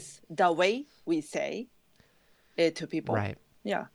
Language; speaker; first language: English; non-native, learner; Japanese